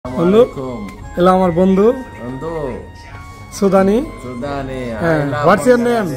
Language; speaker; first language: English; non-native, learner; Bangla